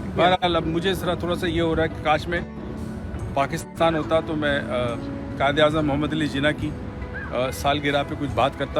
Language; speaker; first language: Urdu; native; Urdu